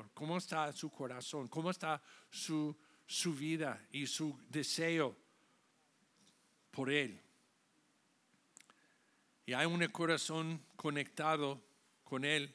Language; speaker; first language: Spanish; non-native, fluent; English